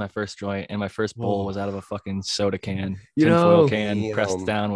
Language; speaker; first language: English; native; English